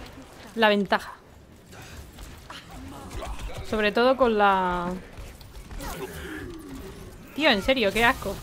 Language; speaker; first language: Spanish; native; Spanish